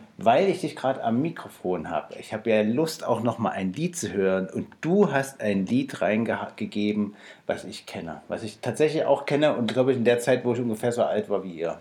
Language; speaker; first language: German; native; German